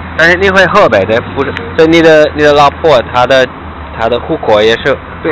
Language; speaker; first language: Chinese; non-native, learner; English